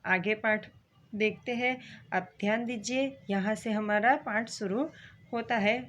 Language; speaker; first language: Hindi; non-native, local second language; Gujarati